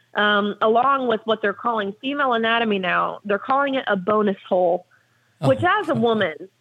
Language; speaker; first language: English; native; English